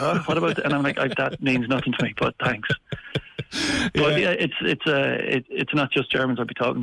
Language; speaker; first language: English; native; English